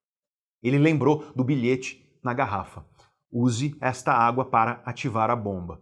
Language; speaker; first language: Portuguese; native; Portuguese